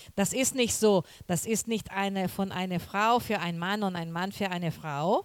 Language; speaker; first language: German; non-native, learner; Portuguese